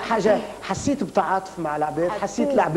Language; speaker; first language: Arabic; native; Arabic